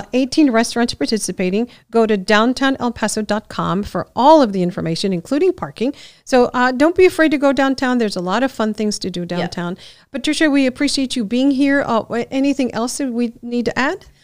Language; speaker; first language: English; early bilingual, other home language; Spanish